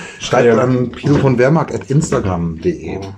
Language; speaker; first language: German; native; German